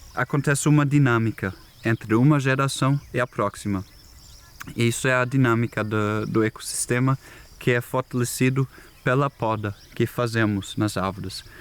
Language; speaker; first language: Portuguese; non-native, fluent; German